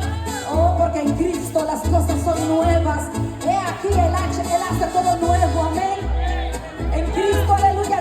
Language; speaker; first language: Spanish; native; Spanish